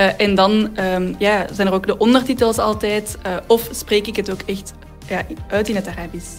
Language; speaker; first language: Dutch; native; Dutch